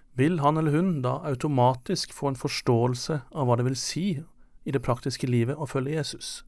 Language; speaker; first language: Norwegian; native; Norwegian